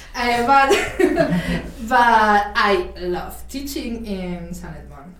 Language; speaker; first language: English; non-native, fluent; Spanish